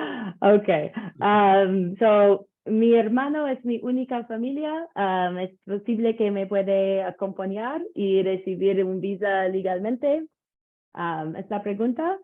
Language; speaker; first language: Spanish; non-native, learner; English